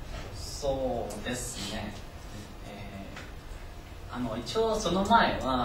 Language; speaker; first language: Japanese; non-native, fluent; Chinese